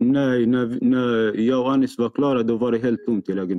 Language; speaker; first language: Swedish; non-native, fluent; Arabic